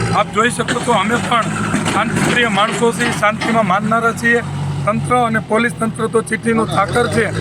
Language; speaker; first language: Gujarati; native; Gujarati